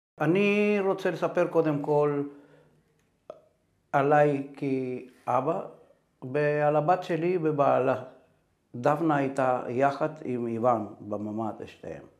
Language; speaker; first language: Hebrew; non-native, fluent; Spanish